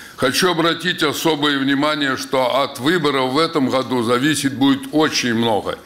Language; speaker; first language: Russian; native; Russian